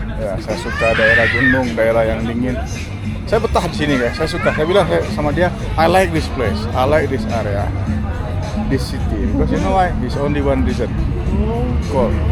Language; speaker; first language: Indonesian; non-native, local second language; Minangkabau